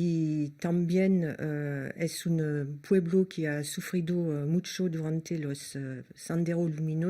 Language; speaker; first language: Spanish; non-native, learner; French